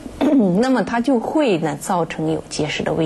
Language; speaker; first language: Chinese; native; Chinese